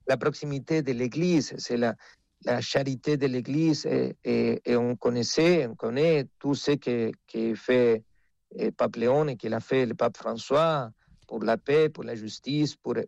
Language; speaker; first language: French; non-native, fluent; Spanish